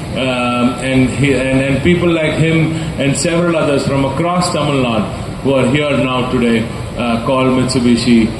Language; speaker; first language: English; non-native, local second language; Tamil